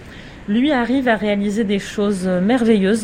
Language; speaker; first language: French; native; French